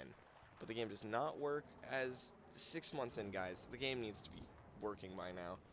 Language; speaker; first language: English; native; English